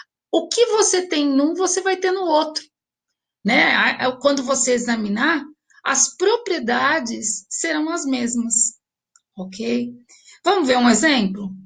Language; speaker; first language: Portuguese; native; Portuguese